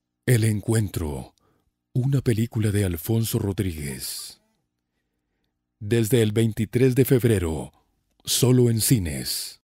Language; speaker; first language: Spanish; native; Spanish